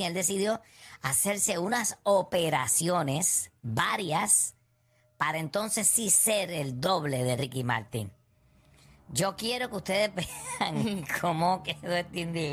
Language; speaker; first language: Spanish; native; Spanish